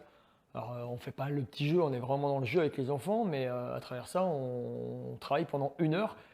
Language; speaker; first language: French; native; French